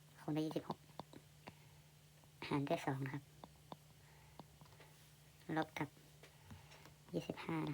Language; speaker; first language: Thai; native; Thai